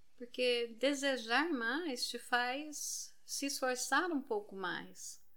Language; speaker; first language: Portuguese; native; Portuguese